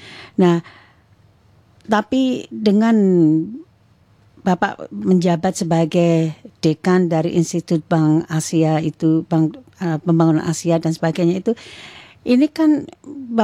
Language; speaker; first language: Indonesian; native; Indonesian